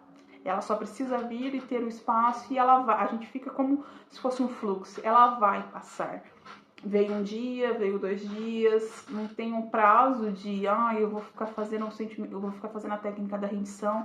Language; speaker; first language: Portuguese; native; Portuguese